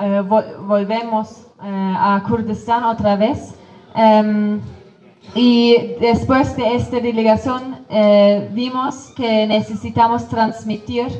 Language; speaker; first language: Spanish; non-native, fluent; Kurdish